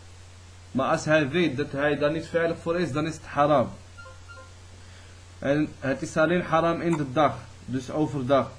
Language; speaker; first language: Dutch; early bilingual, other home language; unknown